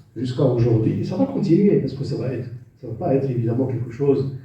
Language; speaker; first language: French; non-native, local second language; Arabic